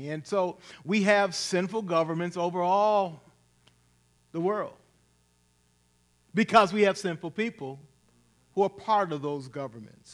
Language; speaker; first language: English; native; English